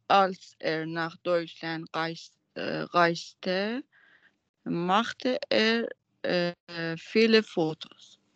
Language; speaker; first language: German; non-native, learner; Persian